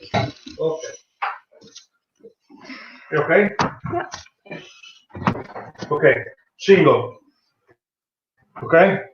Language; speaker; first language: English; non-native, learner; Italian